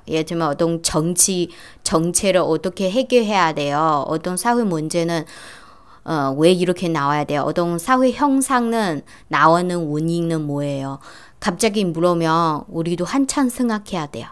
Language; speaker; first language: Korean; non-native, fluent; Chinese